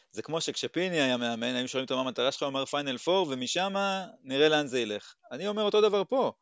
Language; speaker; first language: Hebrew; native; Hebrew